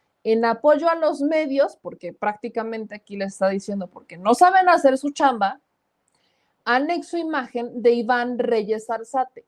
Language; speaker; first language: Spanish; native; Spanish